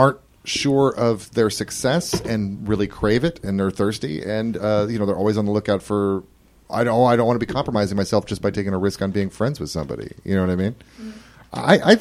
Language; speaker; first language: English; native; English